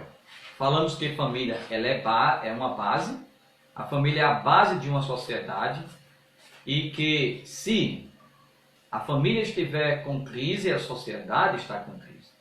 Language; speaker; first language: Portuguese; native; Portuguese